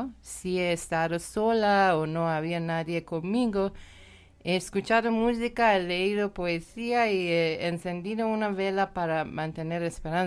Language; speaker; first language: Spanish; non-native, learner; Persian